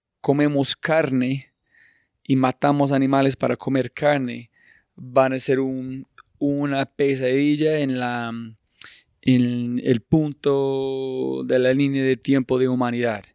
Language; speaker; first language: Spanish; non-native, fluent; English